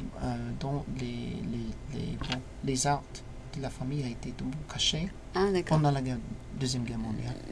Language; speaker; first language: French; non-native, learner; English